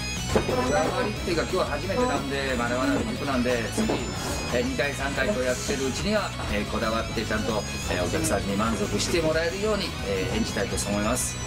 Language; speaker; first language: Japanese; native; Japanese